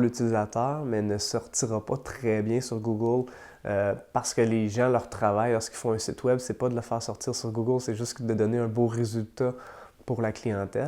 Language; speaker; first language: French; native; French